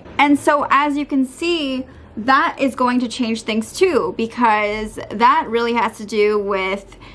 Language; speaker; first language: English; native; English